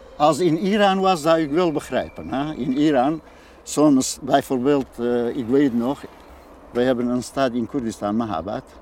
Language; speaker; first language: Dutch; non-native, fluent; Persian